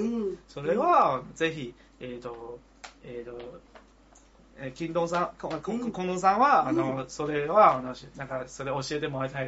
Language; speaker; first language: Japanese; non-native, learner; Chinese